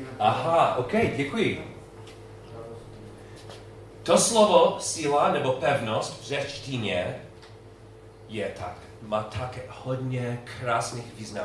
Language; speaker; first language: Czech; non-native, learner; English